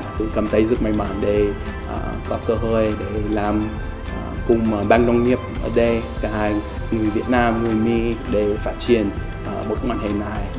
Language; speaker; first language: Vietnamese; non-native, learner; English